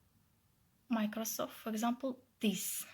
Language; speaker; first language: English; non-native, learner; Kazakh